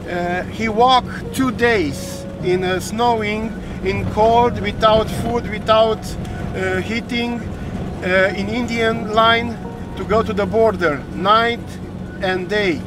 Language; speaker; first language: English; non-native, learner; Romanian